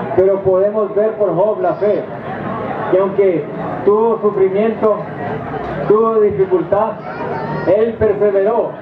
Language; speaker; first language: Spanish; non-native, fluent; English